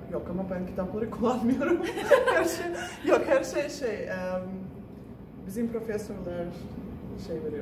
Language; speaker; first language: Turkish; non-native, fluent; Russian